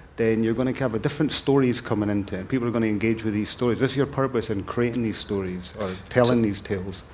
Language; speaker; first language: English; native; English